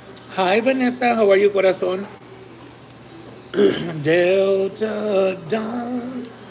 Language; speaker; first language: English; early bilingual, other home language; Spanish